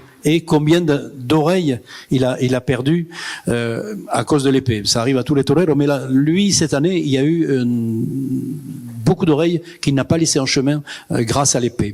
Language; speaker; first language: French; native; French